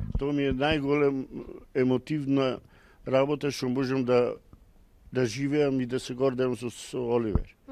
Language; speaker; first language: Macedonian; native; Macedonian